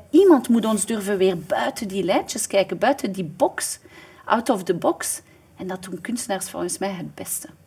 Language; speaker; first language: Dutch; native; Dutch